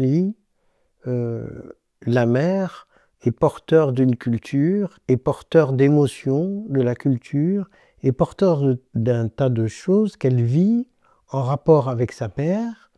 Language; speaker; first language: French; native; French